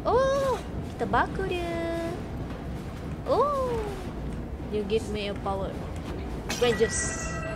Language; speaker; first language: English; non-native, local second language; Malay